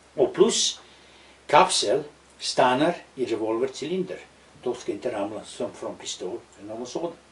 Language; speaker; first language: Swedish; non-native, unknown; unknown